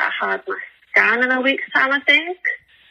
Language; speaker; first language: English; native; English